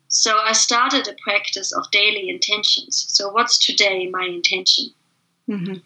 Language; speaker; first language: English; non-native, fluent; German